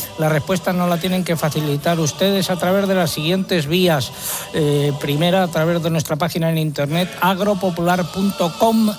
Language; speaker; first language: Spanish; native; Spanish